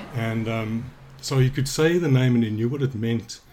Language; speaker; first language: English; native; English